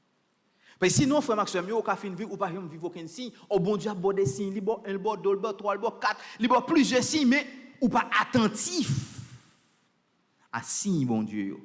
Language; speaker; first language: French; non-native, local second language; Haitian Creole